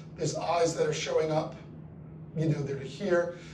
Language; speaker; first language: English; native; English